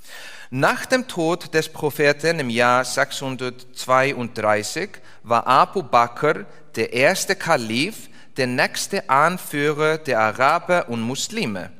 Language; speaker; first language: German; non-native, fluent; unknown